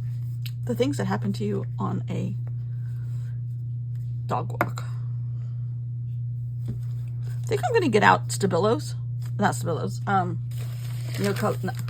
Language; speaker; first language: English; native; English